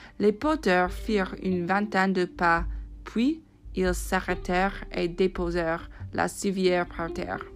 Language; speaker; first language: French; non-native, fluent; English